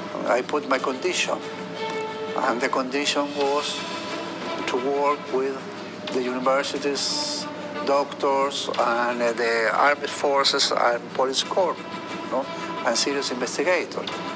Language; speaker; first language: English; non-native, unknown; Spanish